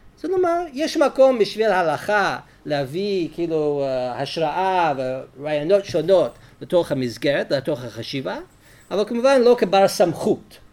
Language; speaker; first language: Hebrew; non-native, fluent; English